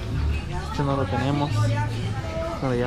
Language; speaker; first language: Spanish; native; Spanish